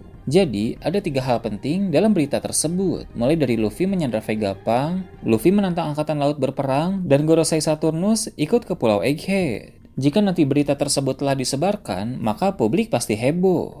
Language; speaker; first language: Indonesian; native; Indonesian